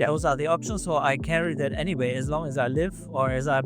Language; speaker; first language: English; non-native, fluent; German